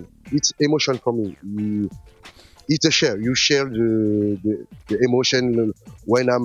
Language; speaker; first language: English; non-native, learner; French